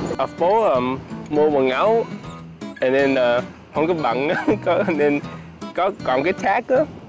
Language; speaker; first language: Vietnamese; early bilingual, heritage; Vietnamese